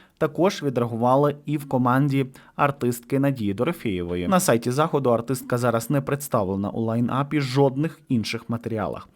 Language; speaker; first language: Ukrainian; native; Ukrainian